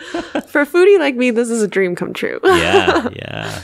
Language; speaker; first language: English; native; English